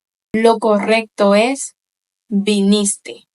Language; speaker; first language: Spanish; non-native, fluent; Haitian Creole